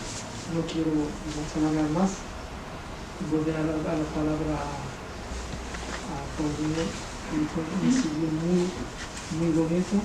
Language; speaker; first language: Spanish; non-native, fluent; Arabic